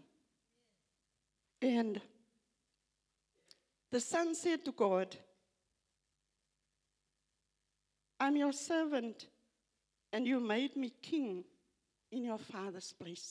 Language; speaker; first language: English; non-native, local second language; Afrikaans